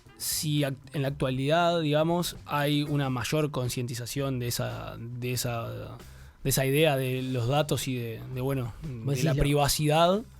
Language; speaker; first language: Spanish; native; Spanish